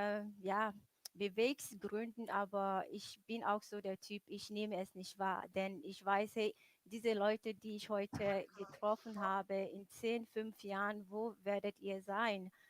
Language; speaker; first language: German; non-native, fluent; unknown